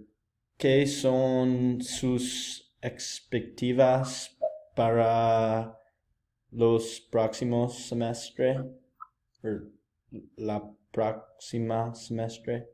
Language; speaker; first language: Spanish; non-native, learner; English